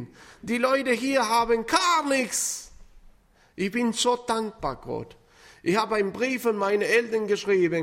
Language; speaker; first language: German; non-native, fluent; Spanish